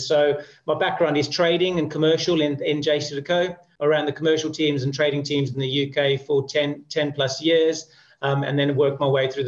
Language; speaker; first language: English; native; English